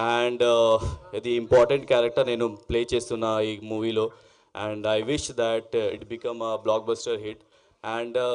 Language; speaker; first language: Telugu; non-native, local second language; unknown